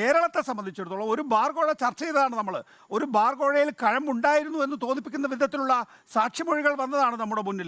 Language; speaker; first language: Malayalam; native; Malayalam